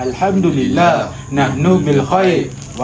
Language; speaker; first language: Arabic; non-native, learner; Malay